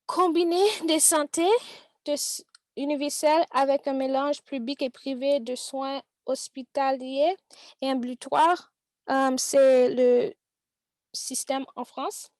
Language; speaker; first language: French; non-native, learner; English